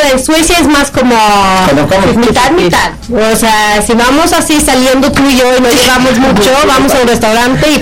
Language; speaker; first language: Spanish; non-native, fluent; Swedish